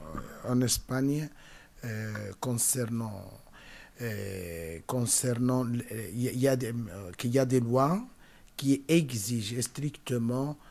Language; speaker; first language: French; non-native, learner; Spanish